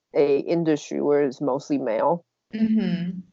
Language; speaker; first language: English; non-native, fluent; Chinese